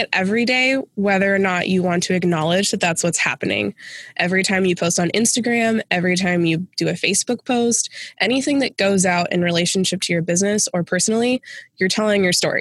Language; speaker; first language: English; native; English